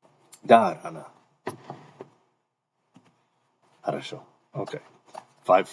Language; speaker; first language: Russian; non-native, learner; English